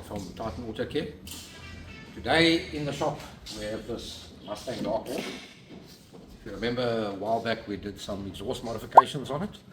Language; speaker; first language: English; native; English